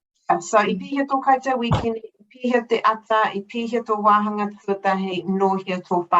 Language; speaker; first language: Māori; non-native, fluent; English